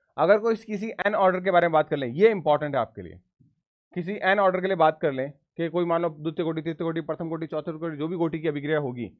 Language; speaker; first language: Hindi; native; Hindi